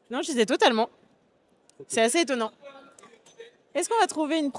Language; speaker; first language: French; native; French